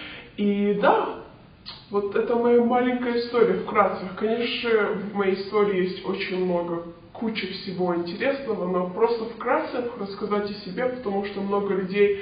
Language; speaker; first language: Russian; early bilingual, heritage; Romanian